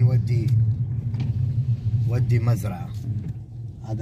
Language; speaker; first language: Arabic; non-native, learner; Urdu